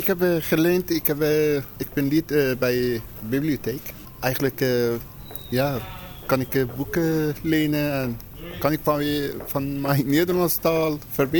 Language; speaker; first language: Dutch; non-native, learner; Persian